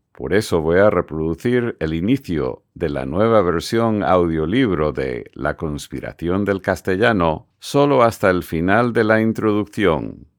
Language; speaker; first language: Spanish; non-native, fluent; English